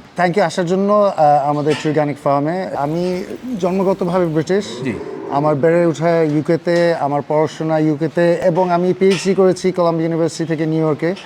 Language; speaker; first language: Bangla; early bilingual, heritage; Bangla